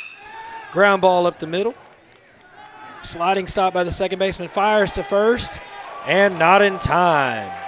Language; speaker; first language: English; native; English